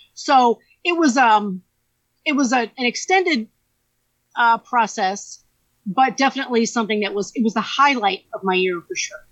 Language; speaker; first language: English; native; English